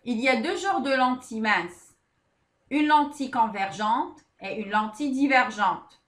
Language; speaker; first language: French; non-native, local second language; Arabic